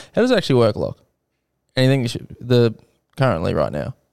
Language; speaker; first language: English; native; English